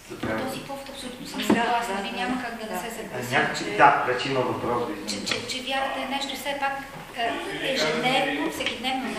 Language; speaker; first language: Bulgarian; native; Bulgarian